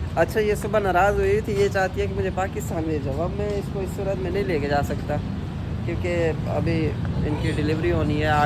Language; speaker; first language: Urdu; non-native, local second language; Punjabi